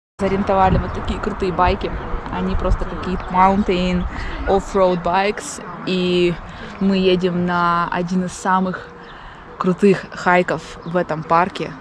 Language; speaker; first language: Russian; native; Russian